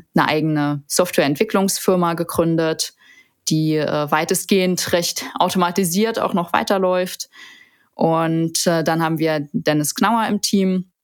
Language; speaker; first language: German; native; German